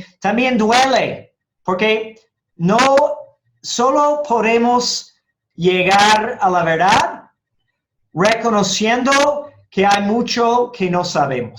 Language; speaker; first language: Spanish; non-native, fluent; English